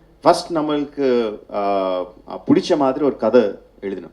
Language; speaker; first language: Tamil; non-native, learner; Telugu